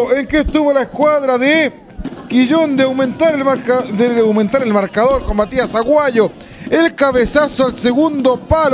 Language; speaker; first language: Spanish; native; Spanish